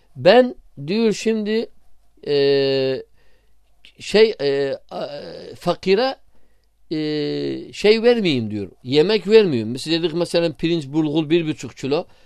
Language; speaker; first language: Turkish; non-native, fluent; Arabic